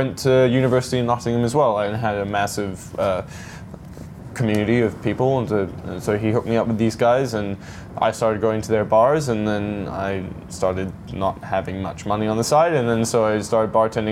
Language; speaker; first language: English; native; English